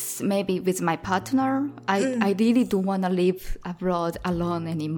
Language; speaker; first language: English; non-native, learner; Japanese